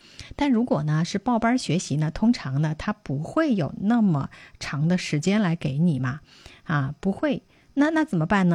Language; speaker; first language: Chinese; native; Chinese